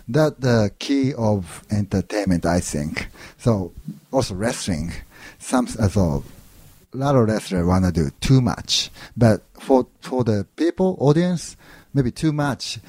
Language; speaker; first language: English; non-native, learner; Japanese